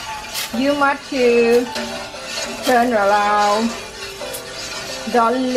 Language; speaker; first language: English; non-native, learner; Thai